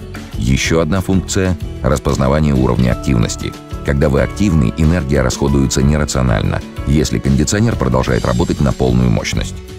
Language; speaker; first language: Russian; native; Russian